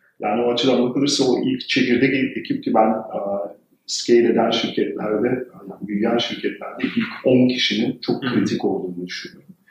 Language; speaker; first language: Turkish; early bilingual, heritage; Turkish